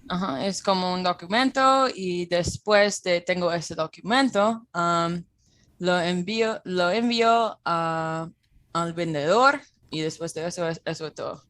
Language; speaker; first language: Spanish; non-native, fluent; English